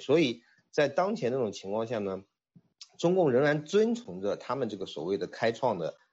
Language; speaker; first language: Chinese; native; Chinese